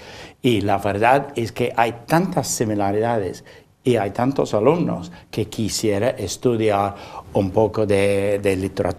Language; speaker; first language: Spanish; non-native, fluent; English